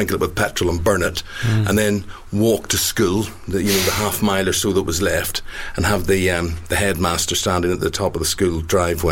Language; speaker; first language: English; native; English